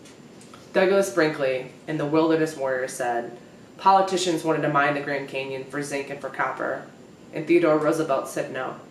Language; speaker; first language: English; native; English